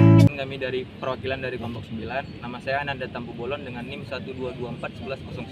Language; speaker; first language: Indonesian; native; Indonesian